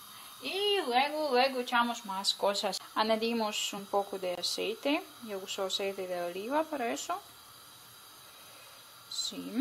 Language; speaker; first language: Spanish; non-native, fluent; Ukrainian